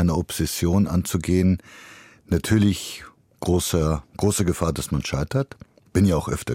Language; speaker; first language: German; early bilingual, other home language; Bulgarian